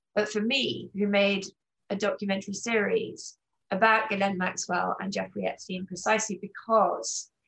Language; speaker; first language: English; native; English